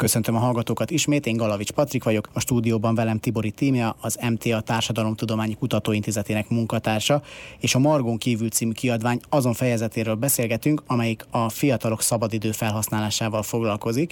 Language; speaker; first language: Hungarian; native; Hungarian